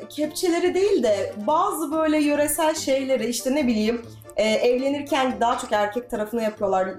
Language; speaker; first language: Turkish; native; Turkish